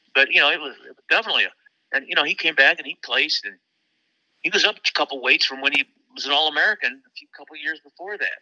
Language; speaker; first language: English; native; English